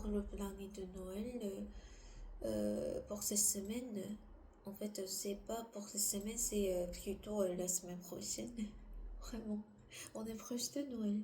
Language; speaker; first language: French; non-native, learner; Korean